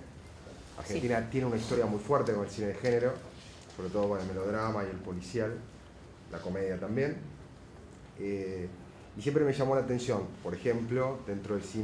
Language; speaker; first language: Spanish; native; Spanish